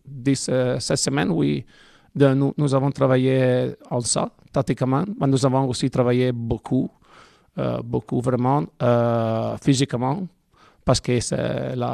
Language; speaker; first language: French; non-native, learner; Italian